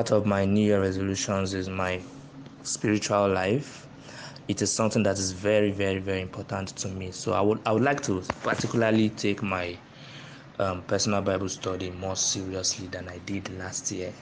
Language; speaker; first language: English; non-native, local second language; Igbo